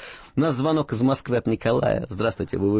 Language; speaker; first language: Russian; native; Russian